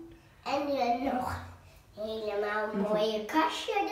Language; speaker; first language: Dutch; early bilingual, heritage; Dutch